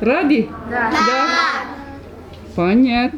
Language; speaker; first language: Russian; non-native, learner; French